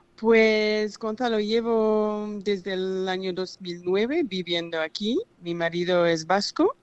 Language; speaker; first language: Spanish; non-native, fluent; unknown